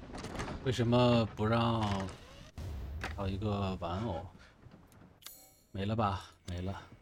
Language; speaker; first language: Chinese; native; Chinese